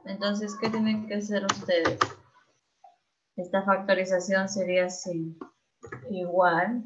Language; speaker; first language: Spanish; native; Spanish